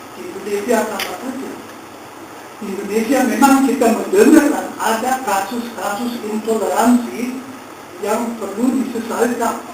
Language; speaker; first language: Indonesian; non-native, fluent; German